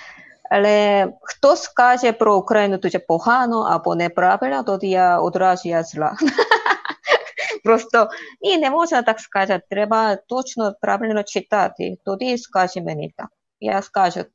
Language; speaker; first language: Ukrainian; non-native, learner; Korean